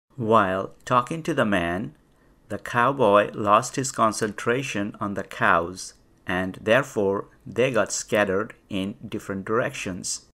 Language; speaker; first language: English; non-native, local second language; Bangla